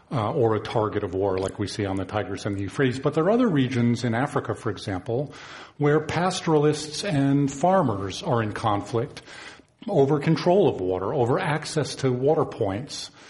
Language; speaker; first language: English; native; English